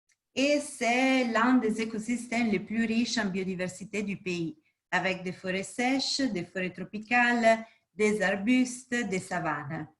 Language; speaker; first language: French; non-native, fluent; Spanish